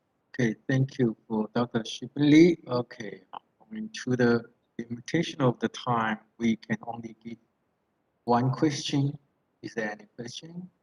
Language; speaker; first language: English; non-native, fluent; Thai